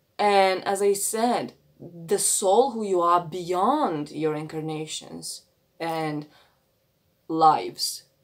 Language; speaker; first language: English; non-native, fluent; Romanian